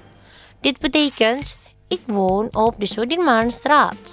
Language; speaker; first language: Dutch; non-native, learner; Indonesian